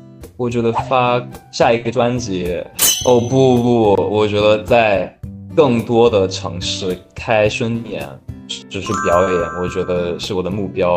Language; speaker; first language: Chinese; non-native, fluent; English